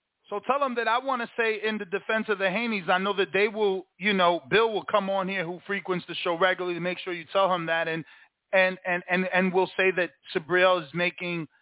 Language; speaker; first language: English; early bilingual, other home language; Spanish